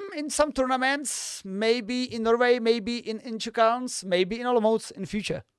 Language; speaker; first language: English; non-native, fluent; Czech